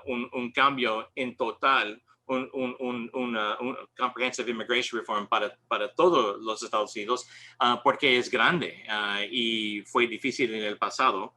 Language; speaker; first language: Spanish; non-native, learner; English